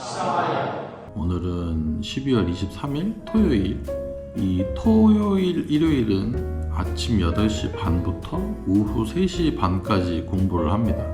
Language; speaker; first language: Korean; native; Korean